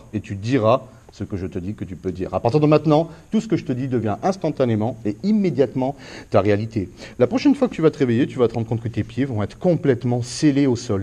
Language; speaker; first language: French; native; French